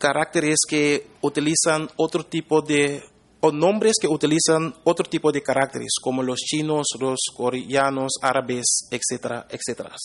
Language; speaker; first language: Spanish; non-native, fluent; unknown